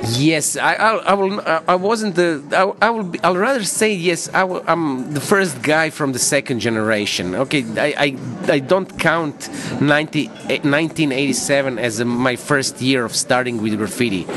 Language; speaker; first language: English; non-native, fluent; Croatian